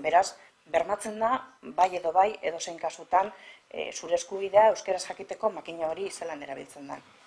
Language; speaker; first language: Basque; native; Basque